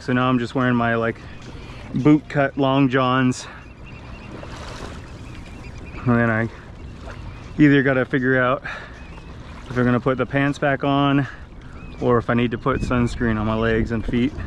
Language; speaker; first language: English; native; English